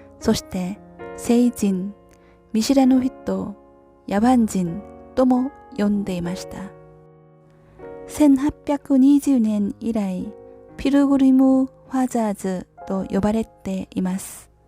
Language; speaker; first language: Japanese; non-native, learner; Korean